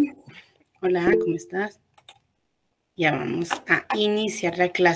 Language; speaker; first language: Spanish; native; Spanish